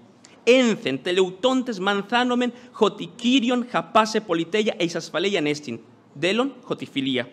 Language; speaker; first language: Greek; non-native, fluent; Spanish